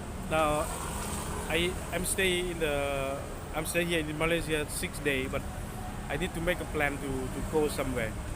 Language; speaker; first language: English; non-native, learner; Thai